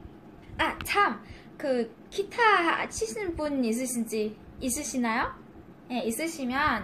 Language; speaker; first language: Korean; non-native, fluent; Thai